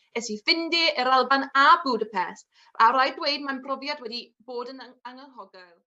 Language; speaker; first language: Welsh; non-native, local second language; English